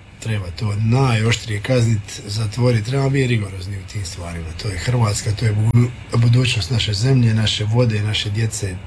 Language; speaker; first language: Croatian; native; Croatian